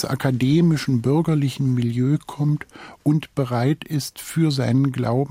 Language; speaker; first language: German; native; German